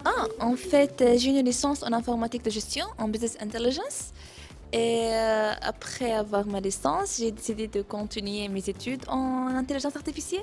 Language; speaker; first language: French; non-native, fluent; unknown